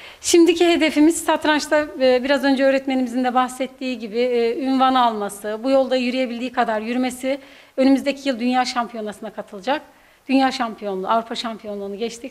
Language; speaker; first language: Turkish; native; Turkish